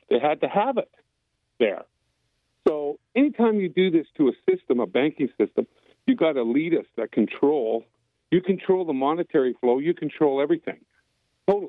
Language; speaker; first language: English; native; English